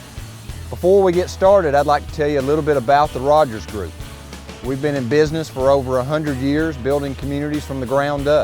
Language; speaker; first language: English; native; English